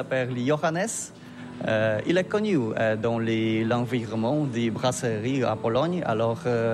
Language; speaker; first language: French; non-native, learner; Polish